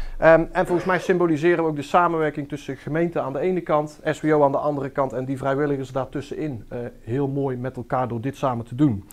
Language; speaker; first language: Dutch; native; Dutch